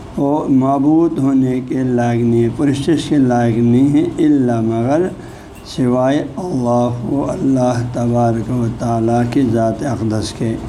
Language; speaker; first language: Urdu; non-native, local second language; Balti